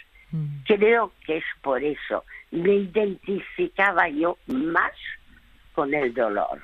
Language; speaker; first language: Spanish; early bilingual, other home language; French